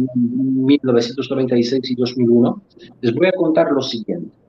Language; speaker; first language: Spanish; non-native, fluent; Polish